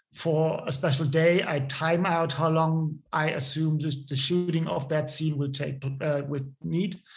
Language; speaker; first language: English; non-native, fluent; German